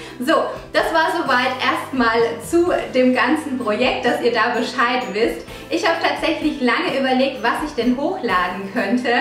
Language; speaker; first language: German; early bilingual, other home language; Italian